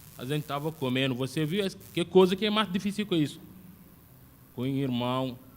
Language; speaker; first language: Portuguese; non-native, learner; Wolof